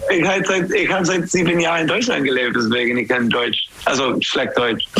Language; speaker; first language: German; non-native, learner; English